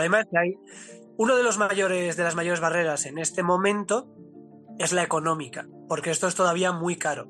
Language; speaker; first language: Spanish; native; Spanish